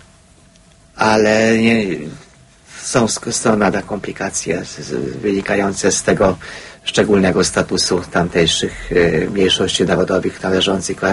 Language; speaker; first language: Polish; non-native, fluent; Hungarian